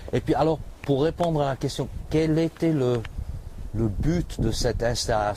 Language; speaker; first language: French; non-native, fluent; English